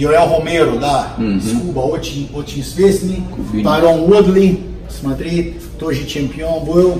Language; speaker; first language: Russian; non-native, learner; Portuguese